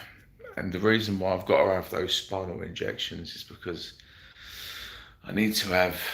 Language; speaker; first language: English; native; English